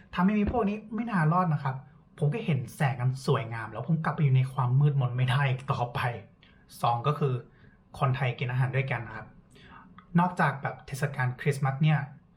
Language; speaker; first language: Thai; non-native, fluent; English